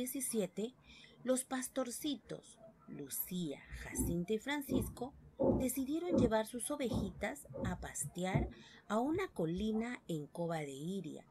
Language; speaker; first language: Spanish; native; Spanish